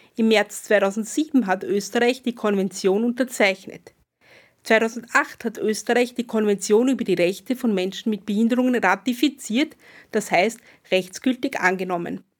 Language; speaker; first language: German; native; German